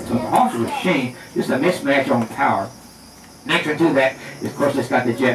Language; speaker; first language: English; native; English